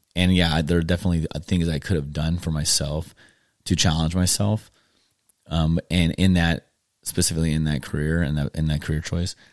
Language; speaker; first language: English; native; English